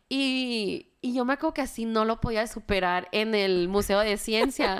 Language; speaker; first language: Spanish; early bilingual, heritage; Spanish